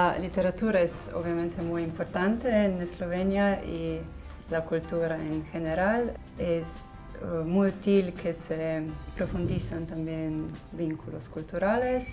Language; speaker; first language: Spanish; non-native, fluent; Slovenian